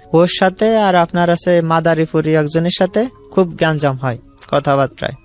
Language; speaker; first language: Bangla; native; Bangla